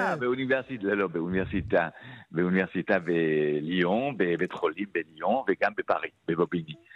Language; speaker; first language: Hebrew; non-native, fluent; French